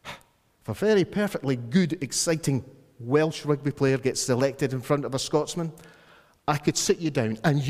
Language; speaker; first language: English; native; English